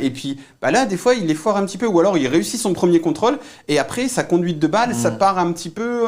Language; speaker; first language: French; native; French